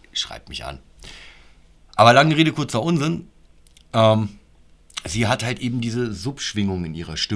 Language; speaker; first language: German; native; German